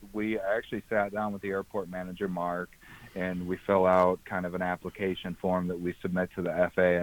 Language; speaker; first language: English; native; English